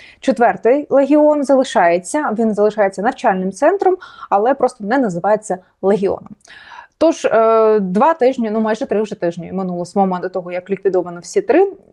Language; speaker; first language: Ukrainian; native; Ukrainian